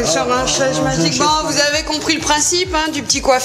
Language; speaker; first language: French; native; French